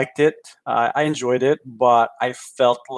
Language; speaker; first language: English; non-native, local second language; Filipino